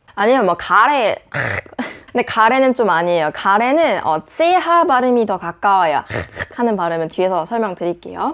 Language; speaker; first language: Korean; native; Korean